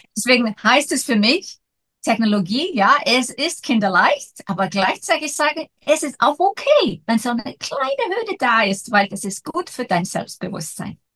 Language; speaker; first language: German; non-native, fluent; Icelandic